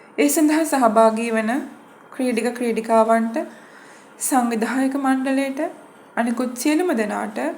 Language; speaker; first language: Sinhala; native; Sinhala